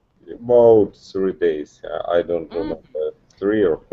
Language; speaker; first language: English; non-native, learner; Russian